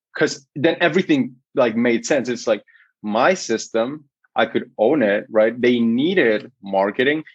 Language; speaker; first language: English; non-native, fluent; Spanish